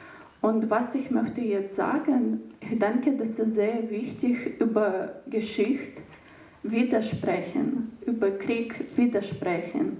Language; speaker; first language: German; non-native, learner; Ukrainian